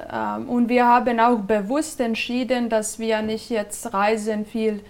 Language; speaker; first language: German; non-native, fluent; Serbian